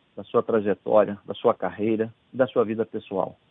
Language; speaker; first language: Portuguese; native; Portuguese